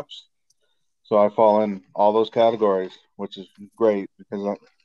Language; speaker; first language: English; native; English